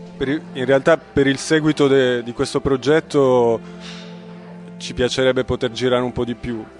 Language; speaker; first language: Italian; native; Italian